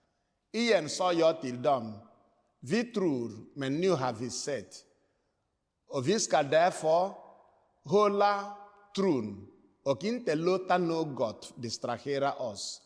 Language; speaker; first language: Swedish; non-native, fluent; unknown